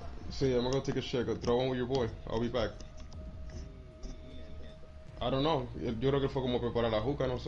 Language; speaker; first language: Spanish; early bilingual, heritage; Spanish